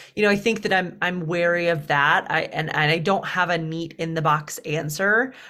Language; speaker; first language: English; native; English